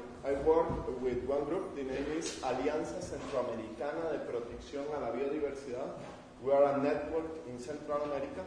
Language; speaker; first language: English; non-native, learner; Spanish